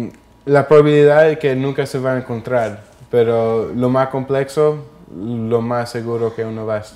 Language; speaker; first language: Spanish; early bilingual, heritage; English